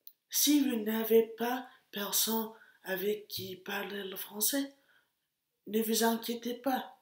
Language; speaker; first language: French; non-native, learner; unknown